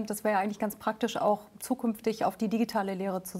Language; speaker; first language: German; native; German